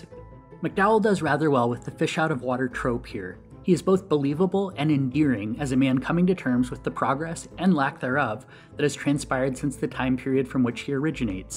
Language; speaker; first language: English; native; English